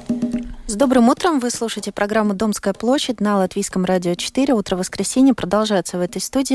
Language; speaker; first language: Russian; native; Russian